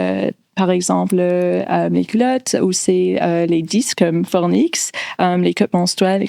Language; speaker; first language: French; non-native, local second language; English